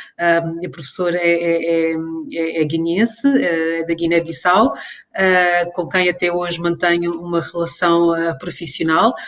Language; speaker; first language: Portuguese; early bilingual, other home language; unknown